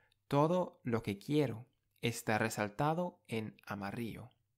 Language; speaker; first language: Spanish; non-native, fluent; English